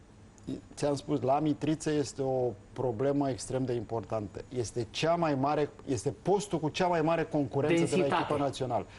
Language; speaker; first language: Romanian; native; Romanian